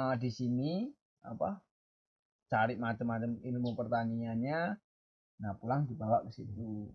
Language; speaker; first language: Indonesian; native; Indonesian